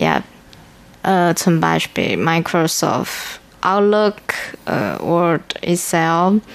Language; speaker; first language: German; non-native, learner; Chinese